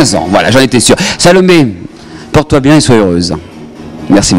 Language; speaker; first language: French; native; French